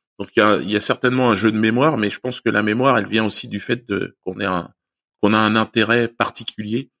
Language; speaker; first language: French; native; French